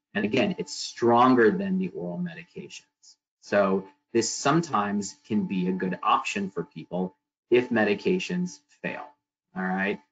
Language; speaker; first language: English; native; English